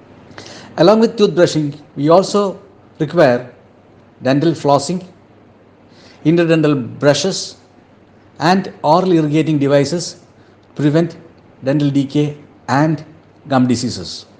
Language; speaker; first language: English; non-native, local second language; Malayalam